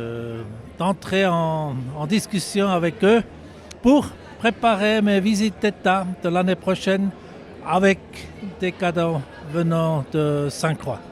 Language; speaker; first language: French; non-native, local second language; German